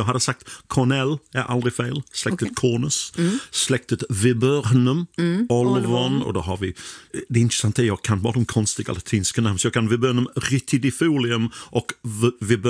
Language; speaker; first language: Swedish; non-native, fluent; English